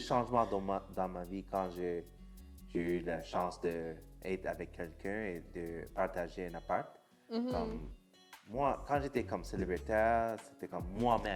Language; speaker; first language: French; non-native, local second language; English